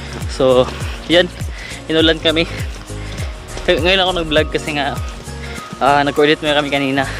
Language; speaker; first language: Filipino; non-native, local second language; Cebuano